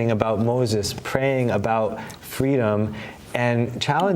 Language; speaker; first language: English; native; English